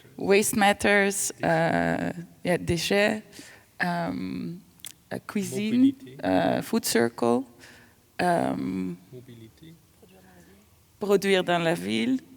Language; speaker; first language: French; non-native, fluent; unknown